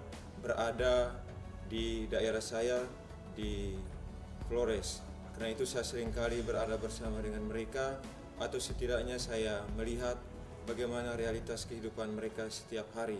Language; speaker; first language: Indonesian; non-native, local second language; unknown